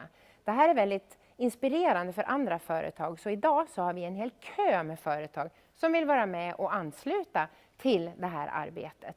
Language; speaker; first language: Swedish; native; Swedish